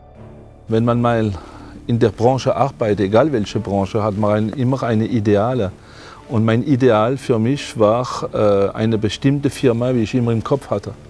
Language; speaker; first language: German; non-native, fluent; French